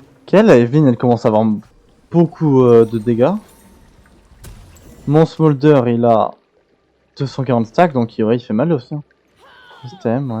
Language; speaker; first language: French; native; French